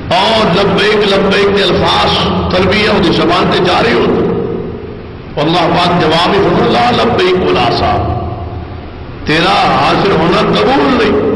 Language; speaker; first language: Urdu; non-native, local second language; Punjabi